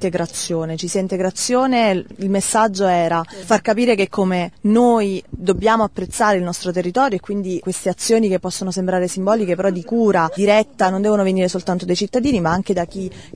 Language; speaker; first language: Italian; native; Italian